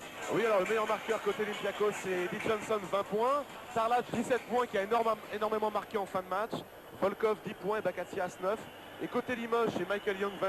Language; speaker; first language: French; native; French